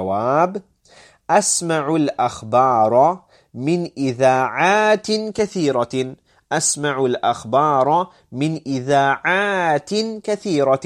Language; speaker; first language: Arabic; non-native, fluent; English